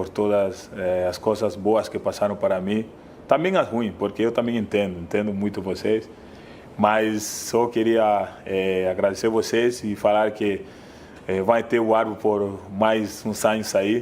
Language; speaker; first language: Portuguese; non-native, fluent; Spanish